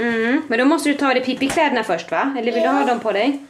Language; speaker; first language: Swedish; native; Swedish